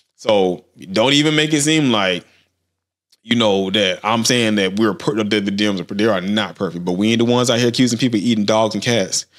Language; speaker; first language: English; native; English